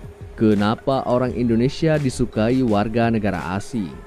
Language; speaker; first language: Indonesian; native; Indonesian